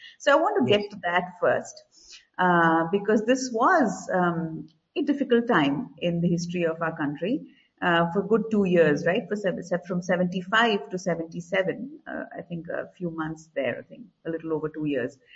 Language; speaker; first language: English; non-native, local second language; Hindi